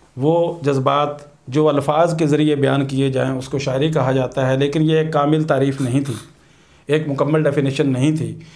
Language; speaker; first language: Urdu; non-native, local second language; Punjabi